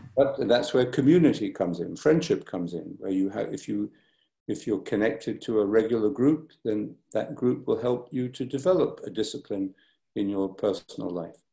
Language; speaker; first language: English; native; English